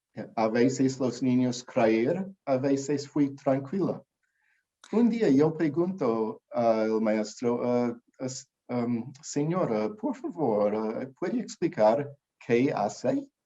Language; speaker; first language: Spanish; non-native, learner; English